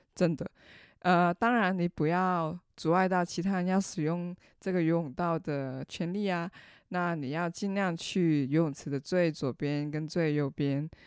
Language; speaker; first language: Chinese; non-native, local second language; Cantonese